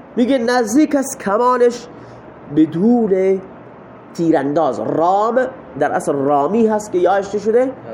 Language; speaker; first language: Persian; native; Persian